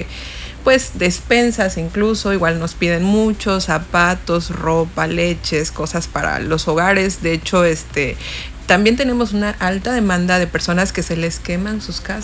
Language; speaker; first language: Spanish; native; Spanish